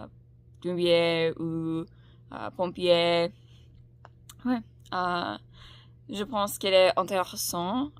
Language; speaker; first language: French; non-native, learner; English